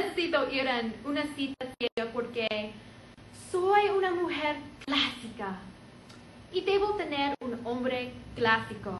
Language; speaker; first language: Spanish; non-native, learner; English